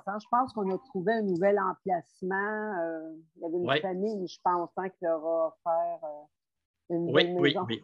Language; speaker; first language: French; native; French